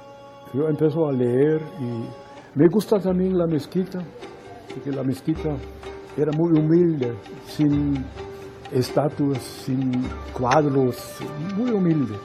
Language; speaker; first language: Spanish; non-native, fluent; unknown